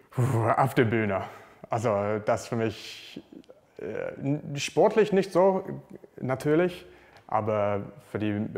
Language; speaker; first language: German; non-native, learner; English